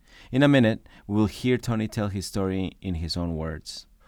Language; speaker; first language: English; non-native, fluent; Spanish